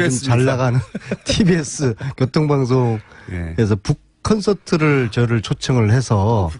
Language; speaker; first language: Korean; native; Korean